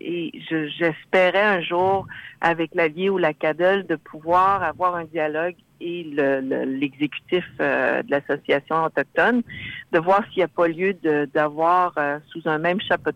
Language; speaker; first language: French; native; French